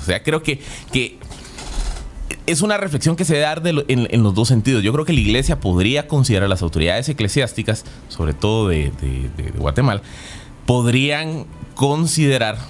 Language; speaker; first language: Spanish; native; Spanish